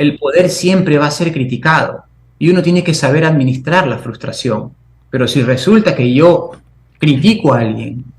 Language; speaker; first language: Spanish; native; Spanish